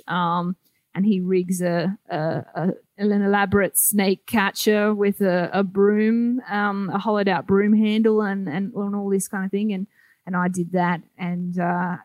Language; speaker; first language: English; native; English